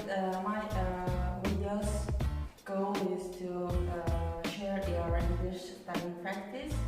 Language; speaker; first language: English; non-native, learner; Korean